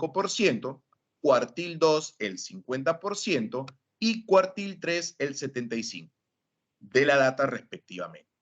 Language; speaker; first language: Spanish; native; Spanish